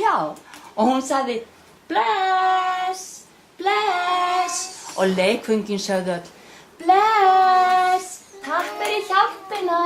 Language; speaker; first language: Icelandic; non-native, fluent; Danish